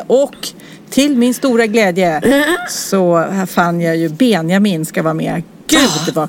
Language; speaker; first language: Swedish; native; Swedish